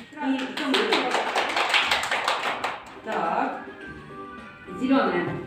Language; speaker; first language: Russian; native; Russian